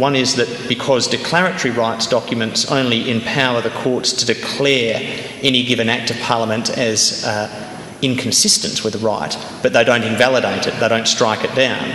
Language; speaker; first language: English; native; English